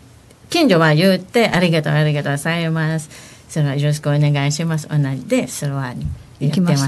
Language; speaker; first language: Japanese; non-native, learner; Filipino